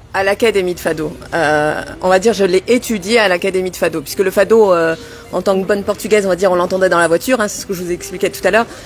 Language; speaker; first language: French; native; French